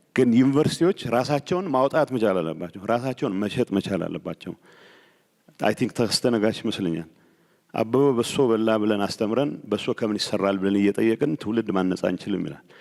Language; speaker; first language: Amharic; non-native, local second language; Tigrinya